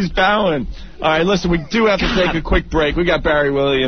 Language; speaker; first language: English; native; English